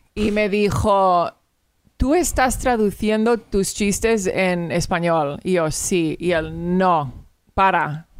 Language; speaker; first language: Spanish; early bilingual, heritage; Spanish